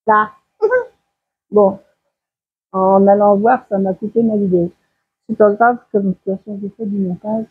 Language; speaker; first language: French; native; French